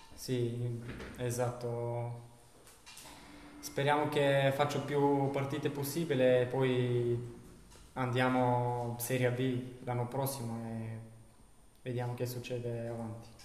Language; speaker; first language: Italian; non-native, learner; Bulgarian